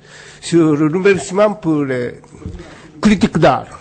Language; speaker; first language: French; non-native, learner; Japanese